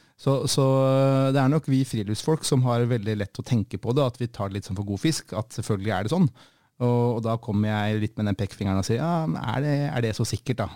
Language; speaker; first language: Norwegian; native; Norwegian